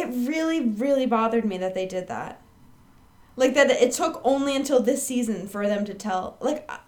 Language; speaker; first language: English; native; English